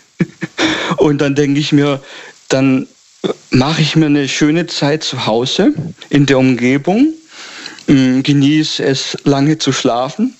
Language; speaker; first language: German; native; German